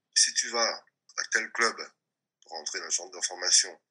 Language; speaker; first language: French; non-native, local second language; Réunion Creole French